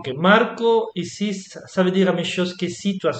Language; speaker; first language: French; non-native, fluent; Spanish